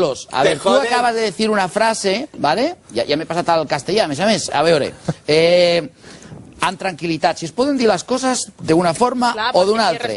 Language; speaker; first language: Spanish; non-native, local second language; Catalan